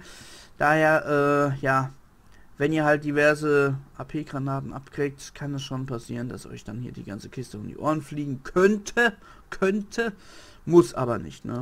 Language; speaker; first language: German; native; German